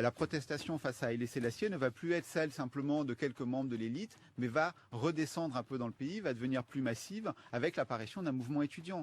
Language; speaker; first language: French; native; French